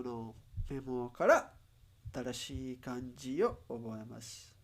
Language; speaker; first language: Japanese; non-native, learner; Spanish